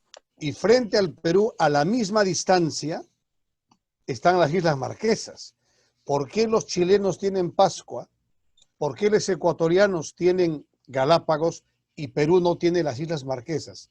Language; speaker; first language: Spanish; native; Spanish